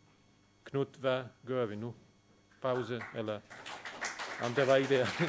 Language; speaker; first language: Danish; non-native, fluent; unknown